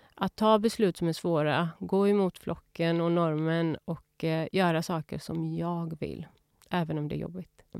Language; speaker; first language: Swedish; early bilingual, other home language; Persian